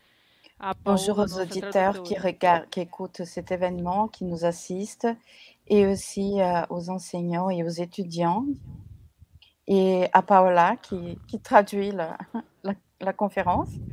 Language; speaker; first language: French; non-native, fluent; Portuguese